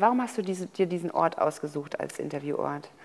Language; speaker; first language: German; native; German